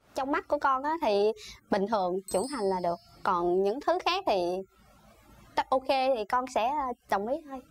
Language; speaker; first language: Vietnamese; native; Vietnamese